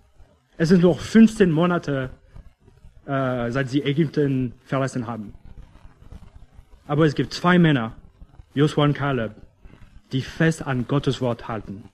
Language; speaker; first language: German; non-native, fluent; English